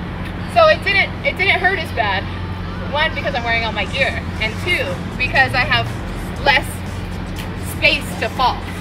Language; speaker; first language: English; native; English